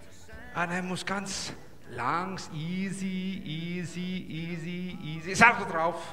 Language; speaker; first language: German; non-native, learner; English